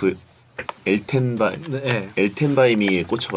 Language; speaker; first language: Korean; native; Korean